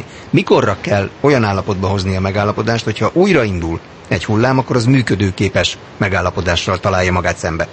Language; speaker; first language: Hungarian; native; Hungarian